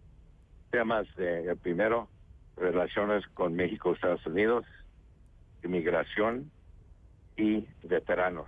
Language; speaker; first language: Spanish; early bilingual, heritage; Spanish